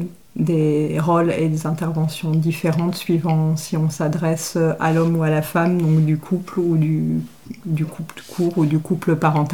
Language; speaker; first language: French; native; French